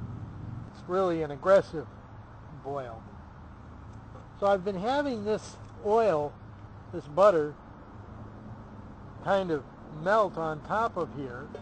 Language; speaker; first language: English; native; English